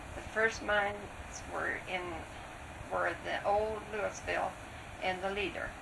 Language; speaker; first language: English; native; English